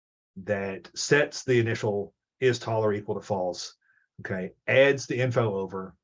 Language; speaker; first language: English; native; English